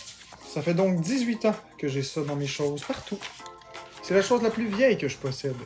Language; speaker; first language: French; native; French